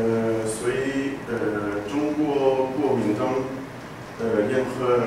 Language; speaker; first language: Chinese; non-native, learner; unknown